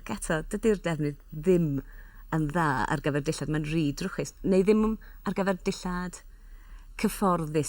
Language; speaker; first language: Welsh; native; Welsh